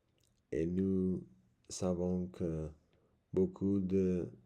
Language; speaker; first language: French; non-native, learner; English